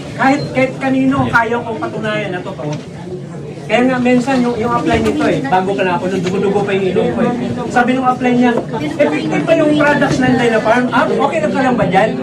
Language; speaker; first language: Filipino; native; Filipino